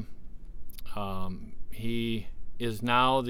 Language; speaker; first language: English; native; English